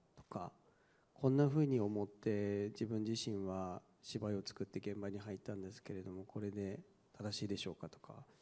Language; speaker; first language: Japanese; native; Japanese